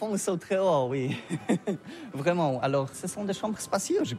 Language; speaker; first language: French; non-native, learner; Polish